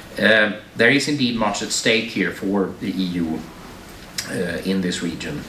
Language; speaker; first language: English; non-native, fluent; Swedish